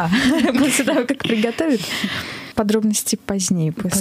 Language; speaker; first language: Russian; native; Russian